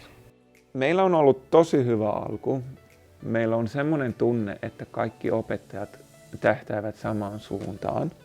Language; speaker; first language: Finnish; non-native, local second language; Swedish